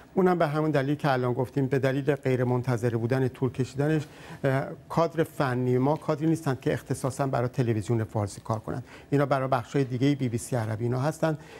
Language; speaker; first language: Persian; native; Persian